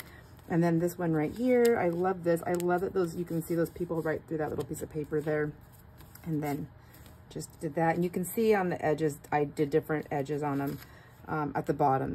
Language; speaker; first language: English; native; English